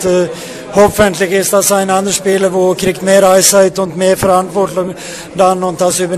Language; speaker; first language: German; non-native, fluent; Swedish